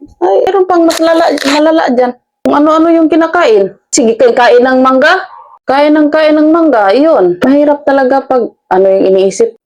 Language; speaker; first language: Filipino; non-native, local second language; Cebuano